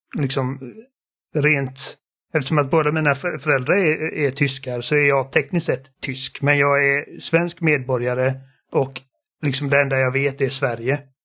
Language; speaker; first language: Swedish; early bilingual, other home language; German